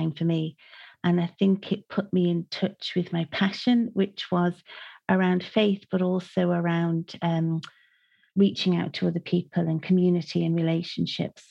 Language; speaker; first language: English; native; English